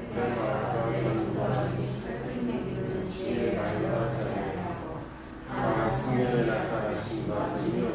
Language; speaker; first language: Korean; native; Korean